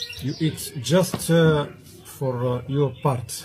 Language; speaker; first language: English; non-native, learner; Arabic